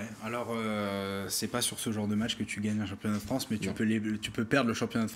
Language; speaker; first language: French; native; French